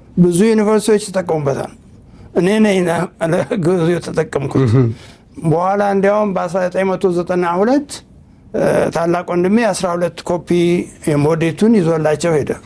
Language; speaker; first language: Amharic; native; Amharic